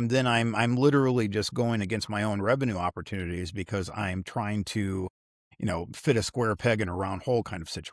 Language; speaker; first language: English; native; English